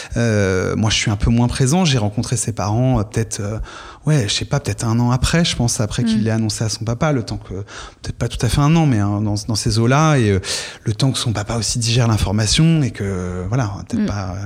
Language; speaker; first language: French; native; French